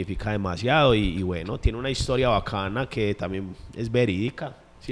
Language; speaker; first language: Spanish; native; Spanish